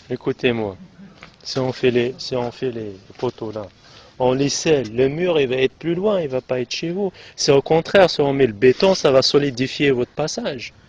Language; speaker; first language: French; native; French